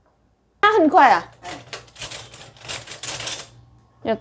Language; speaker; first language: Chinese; non-native, learner; Indonesian